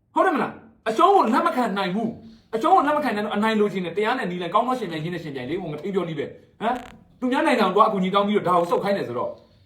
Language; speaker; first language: Burmese; non-native, local second language; Shwe Palaung